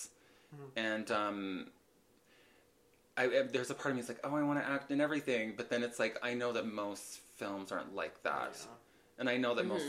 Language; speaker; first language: English; native; English